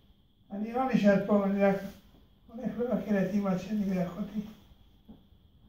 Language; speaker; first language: Hebrew; early bilingual, other home language; Hungarian